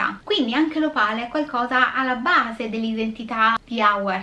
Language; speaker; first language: Italian; native; Italian